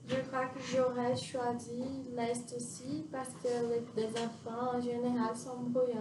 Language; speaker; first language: French; non-native, fluent; Portuguese